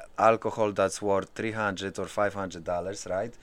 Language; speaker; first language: English; early bilingual, other home language; Polish